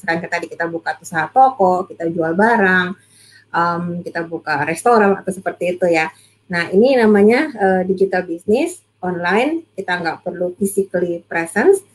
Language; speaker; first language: Indonesian; native; Indonesian